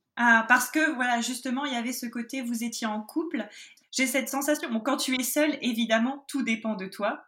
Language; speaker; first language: French; native; French